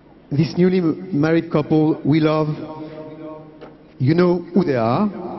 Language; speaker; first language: English; non-native, fluent; French